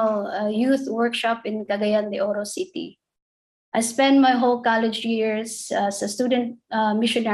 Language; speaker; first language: English; non-native, local second language; Cebuano